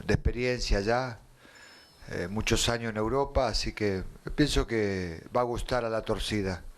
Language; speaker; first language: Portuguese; non-native, learner; Spanish